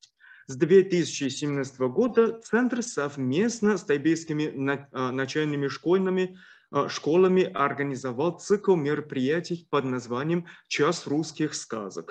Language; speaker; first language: Russian; non-native, fluent; Chinese